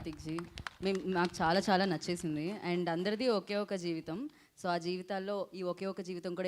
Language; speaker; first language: Telugu; native; Telugu